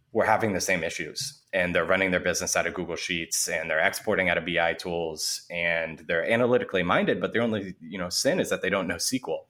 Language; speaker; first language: English; native; English